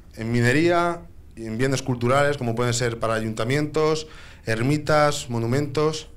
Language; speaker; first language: Spanish; native; Spanish